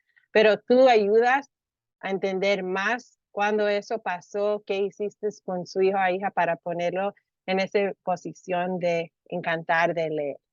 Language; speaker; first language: Spanish; early bilingual, heritage; Spanish